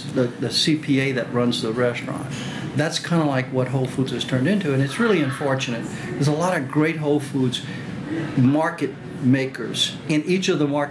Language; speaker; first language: English; early bilingual, other home language; French